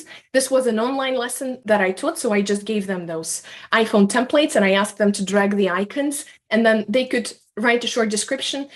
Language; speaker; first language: English; non-native, fluent; Russian